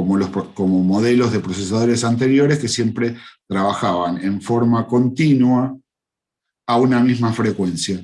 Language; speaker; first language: Spanish; native; Spanish